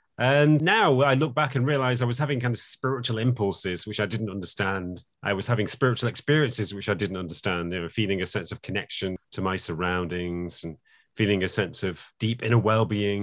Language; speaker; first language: English; native; English